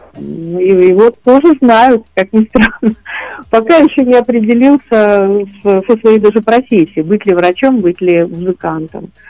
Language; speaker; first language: Russian; native; Russian